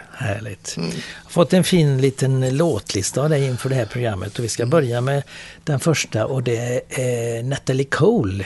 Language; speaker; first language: Swedish; native; Swedish